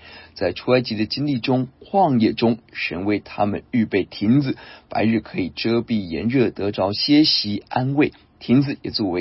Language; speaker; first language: Chinese; native; Chinese